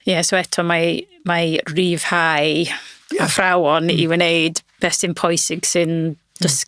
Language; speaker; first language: Welsh; non-native, local second language; English